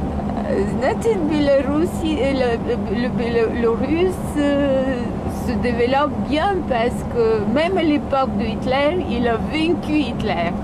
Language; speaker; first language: French; non-native, learner; Russian